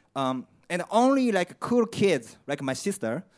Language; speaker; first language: English; non-native, learner; Japanese